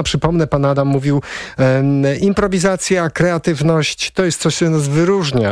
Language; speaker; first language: Polish; native; Polish